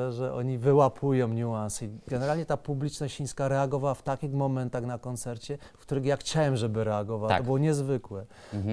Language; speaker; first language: Polish; native; Polish